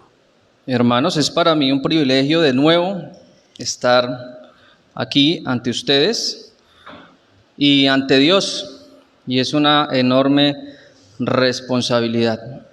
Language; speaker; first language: Spanish; native; Spanish